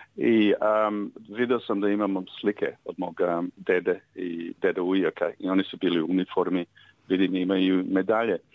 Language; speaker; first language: Serbian; early bilingual, heritage; Serbian